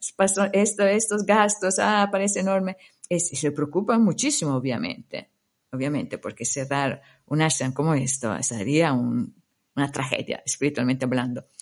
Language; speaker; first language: Spanish; non-native, fluent; Italian